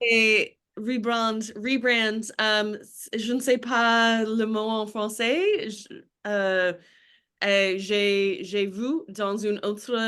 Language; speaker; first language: French; non-native, learner; English